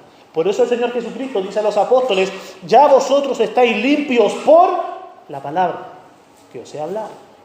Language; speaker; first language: Spanish; native; Spanish